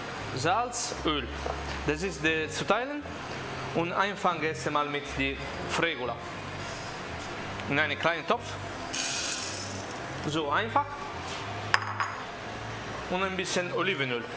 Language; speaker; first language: German; non-native, learner; Italian